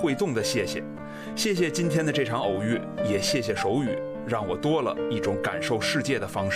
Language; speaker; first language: Chinese; native; Chinese